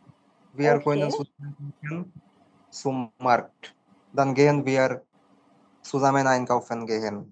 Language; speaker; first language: German; non-native, learner; Bangla